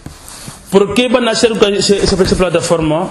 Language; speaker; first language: Spanish; non-native, local second language; Wolof